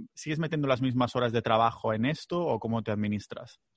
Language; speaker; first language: Spanish; non-native, local second language; Catalan